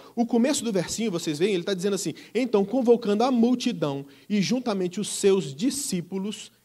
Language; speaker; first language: Portuguese; native; Portuguese